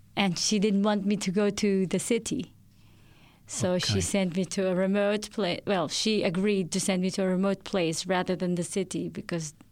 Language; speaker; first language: English; non-native, local second language; Filipino